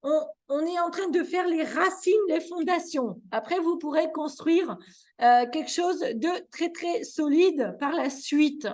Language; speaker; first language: French; native; French